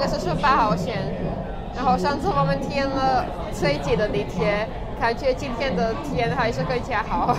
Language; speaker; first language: Chinese; non-native, fluent; Czech